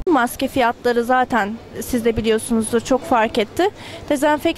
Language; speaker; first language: Turkish; native; Turkish